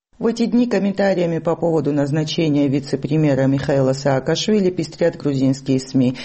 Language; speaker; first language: Russian; non-native, local second language; Georgian